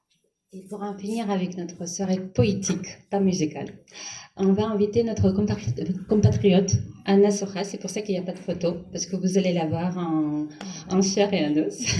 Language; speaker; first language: French; non-native, fluent; Ukrainian